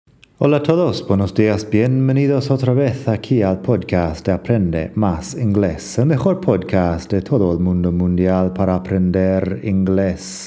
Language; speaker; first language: Spanish; non-native, fluent; English